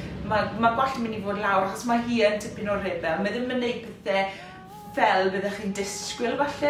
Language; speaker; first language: Welsh; native; Welsh